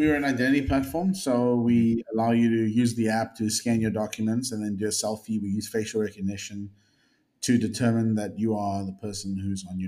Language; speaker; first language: English; native; English